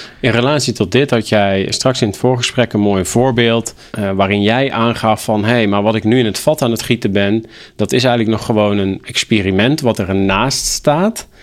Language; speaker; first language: Dutch; native; Dutch